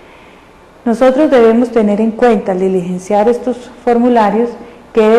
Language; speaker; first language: Spanish; native; Spanish